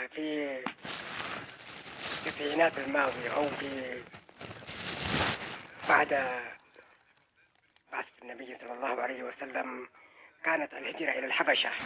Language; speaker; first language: Arabic; non-native, fluent; Oromo